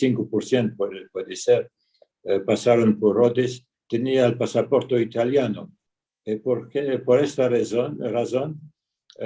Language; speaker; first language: Spanish; early bilingual, heritage; Ladino